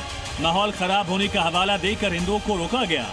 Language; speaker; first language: Hindi; native; Hindi